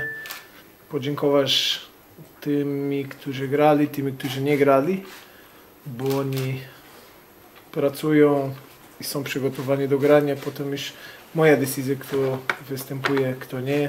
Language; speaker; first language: Polish; non-native, fluent; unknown